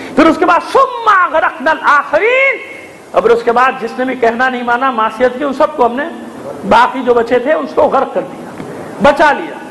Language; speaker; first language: Urdu; native; Urdu